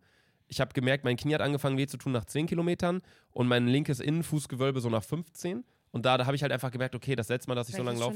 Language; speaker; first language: German; native; German